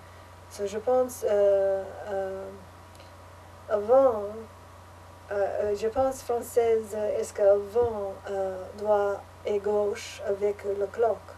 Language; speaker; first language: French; non-native, learner; English